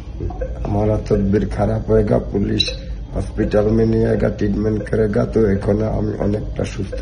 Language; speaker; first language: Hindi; non-native, learner; Bangla